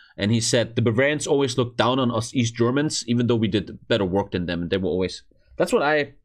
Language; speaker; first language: English; non-native, fluent; German